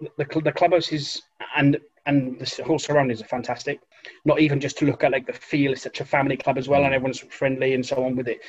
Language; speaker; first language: English; native; English